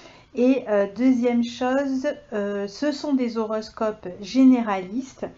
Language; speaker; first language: French; native; French